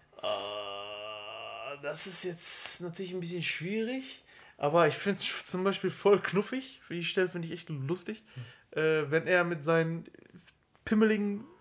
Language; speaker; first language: German; early bilingual, other home language; Turkish